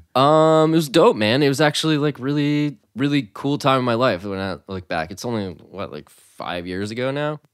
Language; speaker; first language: English; native; English